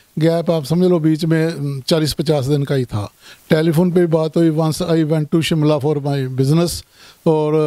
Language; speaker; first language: Hindi; non-native, local second language; Punjabi